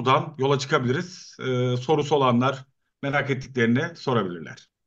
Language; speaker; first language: Turkish; native; Turkish